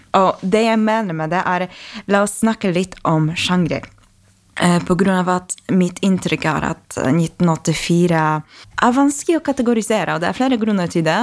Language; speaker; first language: Norwegian; non-native, fluent; Polish